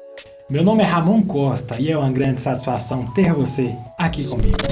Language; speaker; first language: Portuguese; native; Portuguese